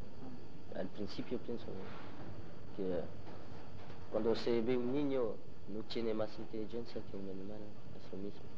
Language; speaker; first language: Spanish; non-native, learner; French